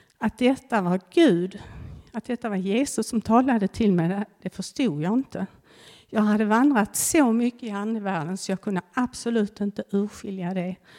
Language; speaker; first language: Swedish; native; Swedish